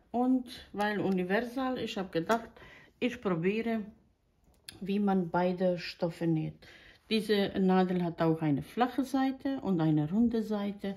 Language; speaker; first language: German; non-native, fluent; Croatian